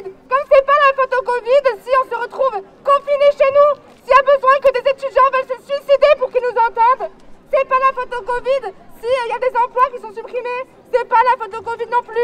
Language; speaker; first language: French; native; French